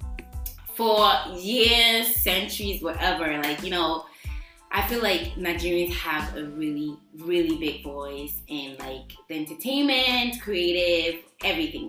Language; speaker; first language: English; non-native, local second language; Akan